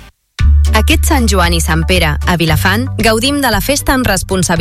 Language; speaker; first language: Catalan; native; Catalan